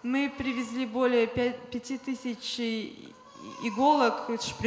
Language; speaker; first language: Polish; non-native, learner; Russian